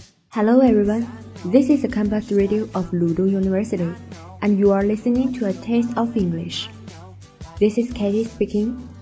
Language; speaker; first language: English; non-native, fluent; Chinese